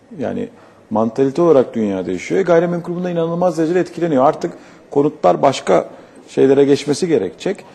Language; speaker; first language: Turkish; native; Turkish